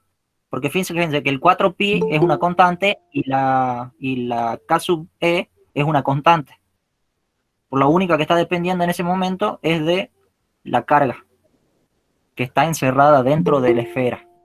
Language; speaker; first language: Spanish; native; Spanish